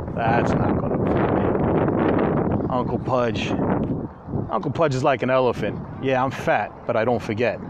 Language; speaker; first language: English; native; English